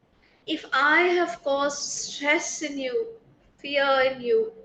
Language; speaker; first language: English; non-native, local second language; Hindi